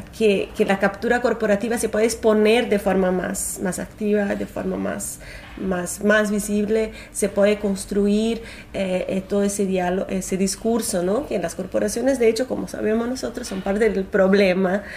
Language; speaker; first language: Spanish; non-native, fluent; Portuguese